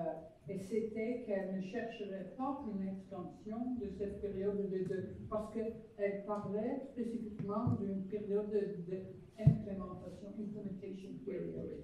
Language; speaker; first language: French; non-native, fluent; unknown